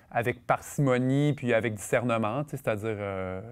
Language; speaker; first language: French; native; French